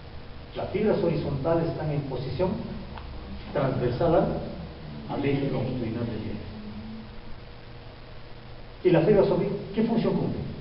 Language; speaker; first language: Spanish; native; Spanish